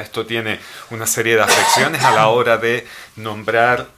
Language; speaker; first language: Spanish; native; Spanish